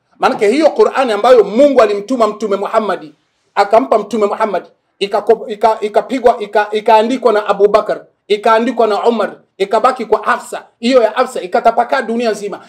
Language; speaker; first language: Swahili; native; Swahili